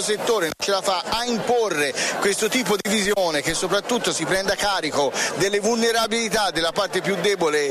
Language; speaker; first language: Italian; native; Italian